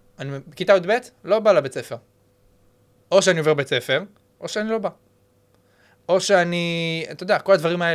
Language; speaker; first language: Hebrew; native; Hebrew